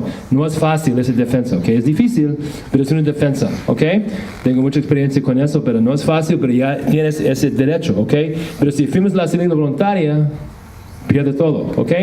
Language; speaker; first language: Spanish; non-native, fluent; English